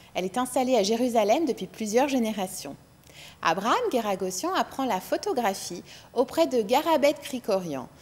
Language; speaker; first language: French; non-native, local second language; Arabic